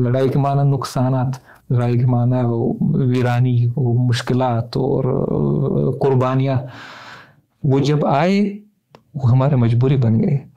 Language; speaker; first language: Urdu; non-native, fluent; Pashto